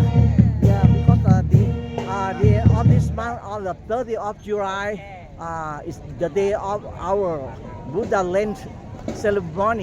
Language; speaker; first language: English; non-native, learner; Thai